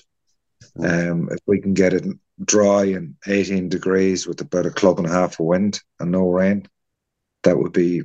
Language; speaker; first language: English; native; English